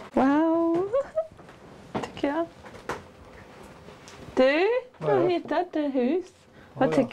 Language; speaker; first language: Swedish; non-native, fluent; Māori